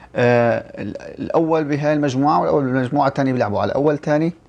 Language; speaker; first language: Arabic; native; Arabic